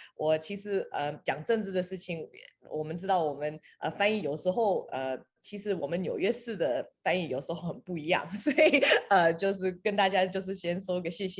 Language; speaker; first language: Chinese; early bilingual, heritage; Chinese